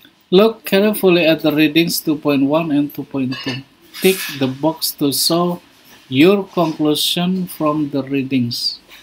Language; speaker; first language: English; non-native, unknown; Indonesian